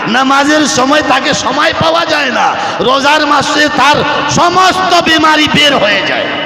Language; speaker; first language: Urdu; non-native, local second language; Bangla